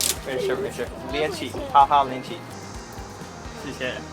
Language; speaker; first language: Chinese; non-native, learner; English